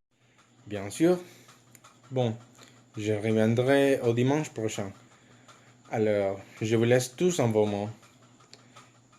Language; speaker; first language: French; non-native, learner; Spanish